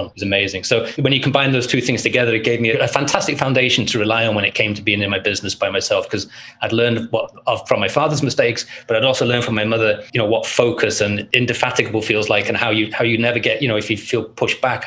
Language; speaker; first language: English; native; English